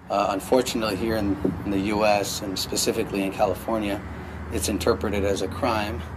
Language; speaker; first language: English; native; English